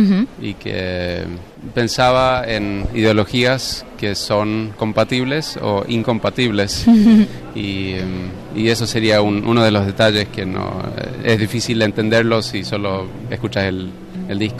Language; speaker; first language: Spanish; non-native, fluent; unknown